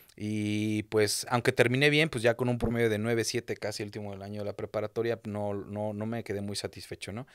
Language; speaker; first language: Spanish; native; Spanish